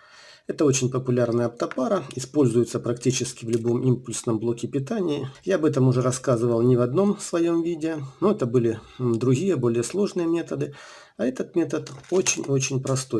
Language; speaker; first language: Russian; native; Russian